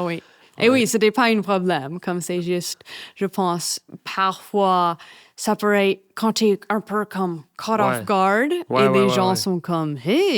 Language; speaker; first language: French; non-native, fluent; English